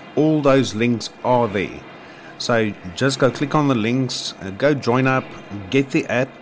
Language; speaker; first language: English; non-native, local second language; Afrikaans